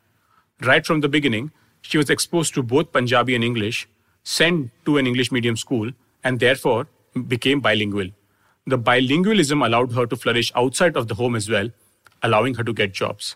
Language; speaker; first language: English; non-native, local second language; Hindi